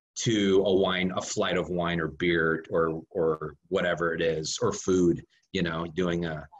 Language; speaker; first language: English; native; English